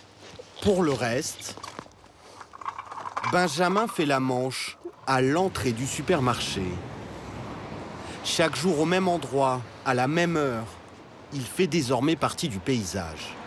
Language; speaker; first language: French; native; French